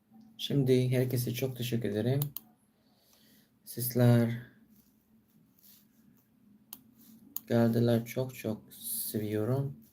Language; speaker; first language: Turkish; non-native, learner; Filipino